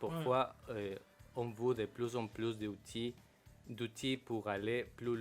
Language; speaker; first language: French; non-native, local second language; Spanish